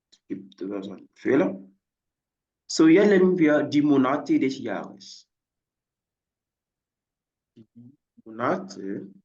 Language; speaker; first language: German; non-native, fluent; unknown